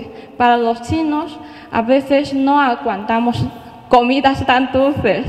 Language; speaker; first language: Spanish; non-native, fluent; Chinese